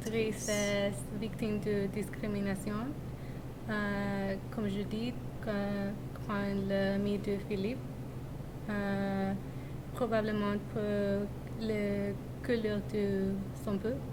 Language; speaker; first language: French; non-native, learner; English